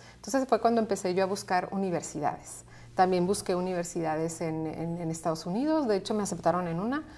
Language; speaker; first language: Spanish; native; Spanish